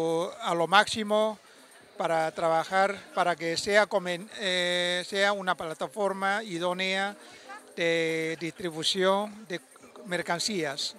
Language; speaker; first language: Spanish; non-native, fluent; Chinese